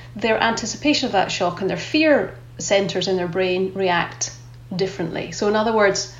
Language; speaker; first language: English; native; English